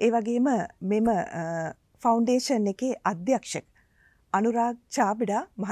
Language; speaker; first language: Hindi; non-native, learner; Sinhala